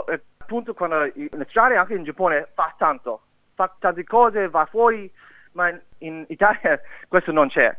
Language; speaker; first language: Italian; non-native, learner; English